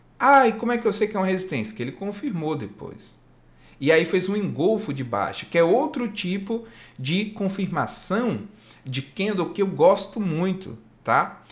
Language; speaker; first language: Portuguese; native; Portuguese